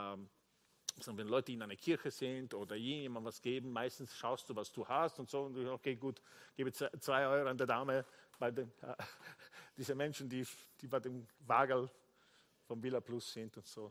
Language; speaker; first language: German; non-native, fluent; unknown